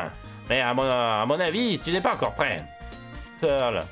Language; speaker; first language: French; native; French